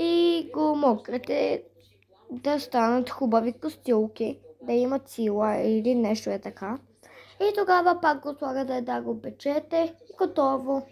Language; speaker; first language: Bulgarian; early bilingual, heritage; Bulgarian